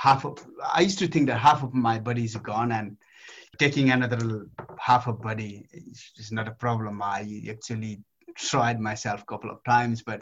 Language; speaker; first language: English; non-native, local second language; Nepali